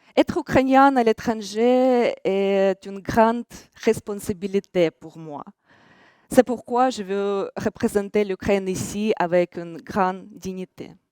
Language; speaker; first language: French; non-native, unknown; Russian